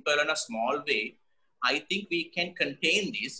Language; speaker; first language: English; non-native, local second language; Sinhala